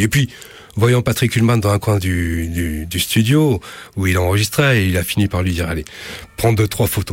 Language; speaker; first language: French; native; French